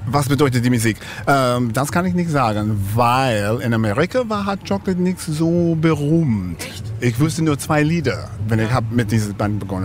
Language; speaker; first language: German; non-native, learner; English